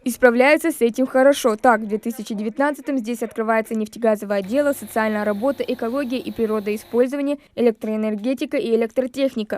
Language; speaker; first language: Russian; native; Russian